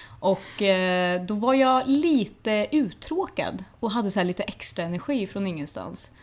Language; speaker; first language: Swedish; native; Swedish